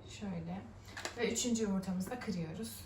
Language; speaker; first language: Turkish; native; Turkish